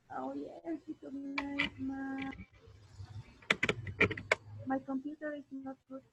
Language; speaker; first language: English; non-native, learner; Spanish